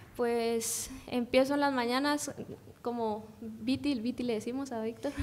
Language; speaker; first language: Spanish; native; Spanish